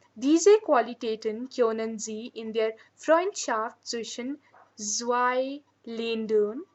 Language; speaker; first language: German; non-native, learner; Hindi